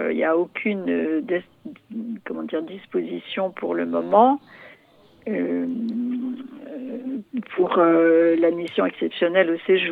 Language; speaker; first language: French; native; French